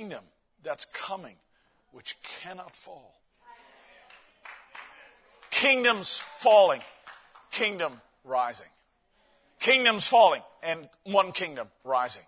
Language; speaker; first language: English; native; English